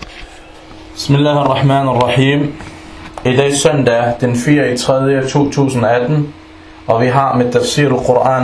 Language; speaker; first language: Danish; non-native, fluent; Arabic